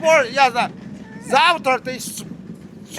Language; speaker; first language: Russian; non-native, learner; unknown